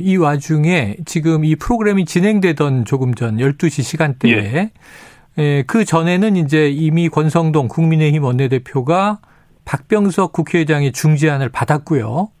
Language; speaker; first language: Korean; native; Korean